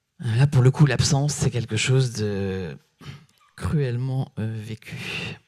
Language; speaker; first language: French; native; French